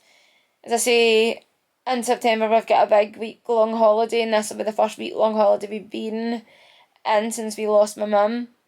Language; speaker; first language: English; native; English